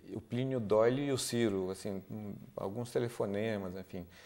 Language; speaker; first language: Portuguese; early bilingual, other home language; Spanish